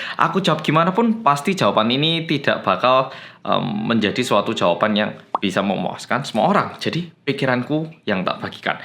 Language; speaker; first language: Indonesian; non-native, fluent; Korean